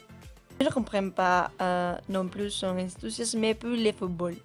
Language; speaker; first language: French; non-native, learner; Spanish